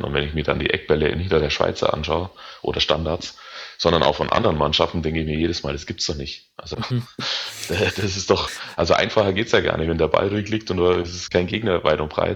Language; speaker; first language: German; native; German